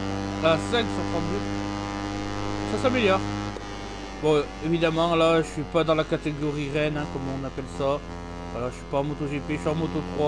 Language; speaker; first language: French; native; French